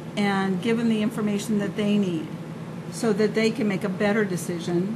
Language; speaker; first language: English; native; English